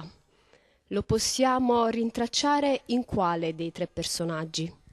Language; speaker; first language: Italian; native; Italian